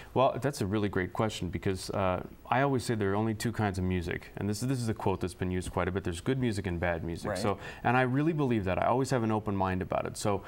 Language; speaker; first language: English; native; English